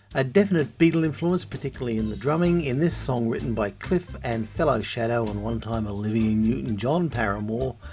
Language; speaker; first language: English; native; English